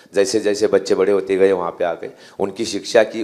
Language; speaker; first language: Hindi; non-native, local second language; Marathi